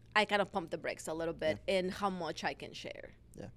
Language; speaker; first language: English; non-native, fluent; Spanish